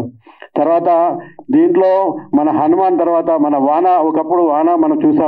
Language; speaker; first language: Telugu; native; Telugu